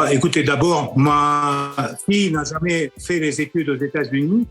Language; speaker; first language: French; non-native, fluent; Russian